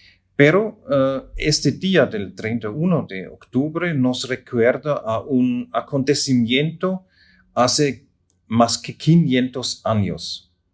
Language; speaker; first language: Spanish; non-native, fluent; German